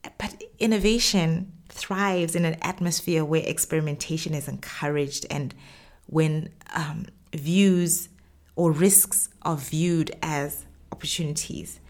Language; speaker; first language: English; non-native, local second language; Tswana